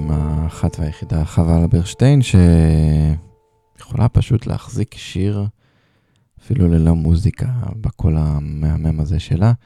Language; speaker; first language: Hebrew; native; Hebrew